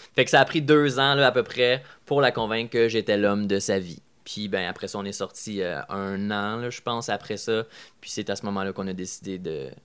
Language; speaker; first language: French; native; French